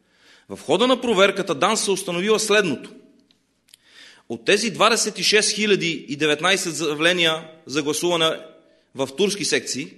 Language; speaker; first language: Bulgarian; native; Bulgarian